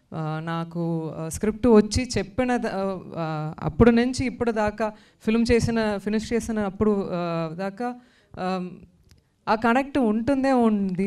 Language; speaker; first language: Telugu; non-native, learner; Tamil